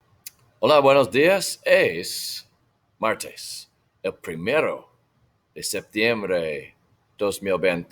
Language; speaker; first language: Spanish; non-native, fluent; English